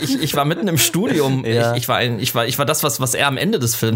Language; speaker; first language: German; native; German